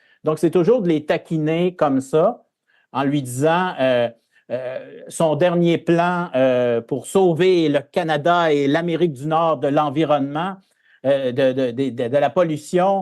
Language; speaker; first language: French; native; French